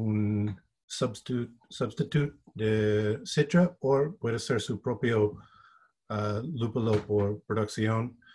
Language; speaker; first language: Spanish; non-native, fluent; English